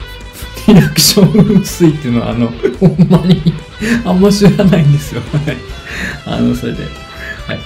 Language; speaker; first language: Japanese; native; Japanese